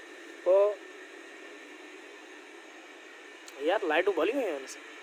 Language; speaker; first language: Hindi; non-native, local second language; Sindhi